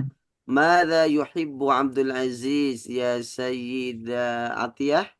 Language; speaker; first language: Arabic; non-native, fluent; Indonesian